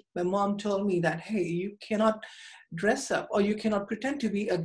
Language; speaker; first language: English; non-native, local second language; Tamil